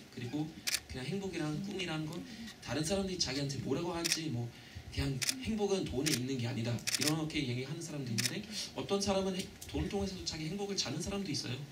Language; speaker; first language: Korean; non-native, fluent; German